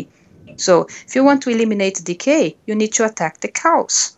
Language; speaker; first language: English; non-native, fluent; Portuguese